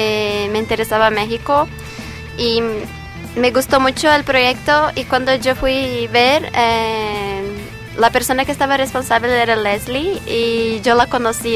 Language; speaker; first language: Spanish; non-native, learner; Portuguese